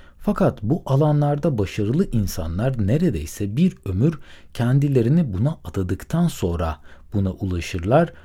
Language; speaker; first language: Turkish; native; Turkish